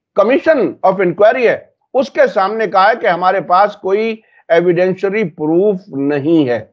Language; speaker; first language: Hindi; native; Hindi